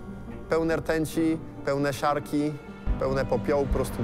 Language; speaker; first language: Polish; native; Polish